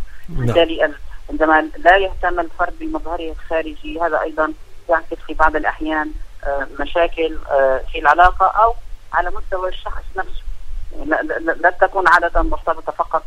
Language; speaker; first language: Arabic; native; Arabic